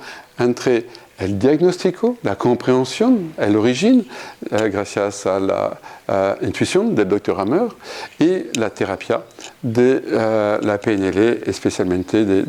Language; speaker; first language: Spanish; non-native, fluent; French